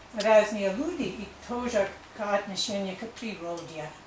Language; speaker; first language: Russian; non-native, learner; English